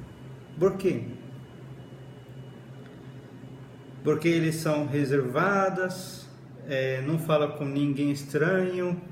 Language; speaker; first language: Portuguese; non-native, fluent; Arabic